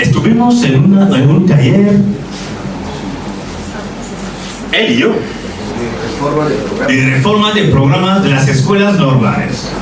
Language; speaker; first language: Spanish; non-native, fluent; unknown